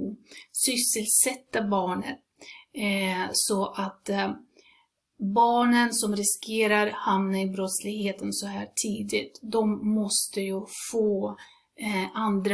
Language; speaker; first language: Swedish; non-native, fluent; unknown